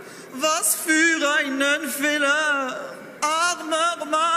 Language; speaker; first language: German; non-native, learner; French